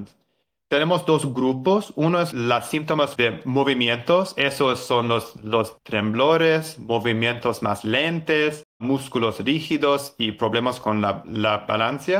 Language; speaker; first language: Spanish; non-native, learner; English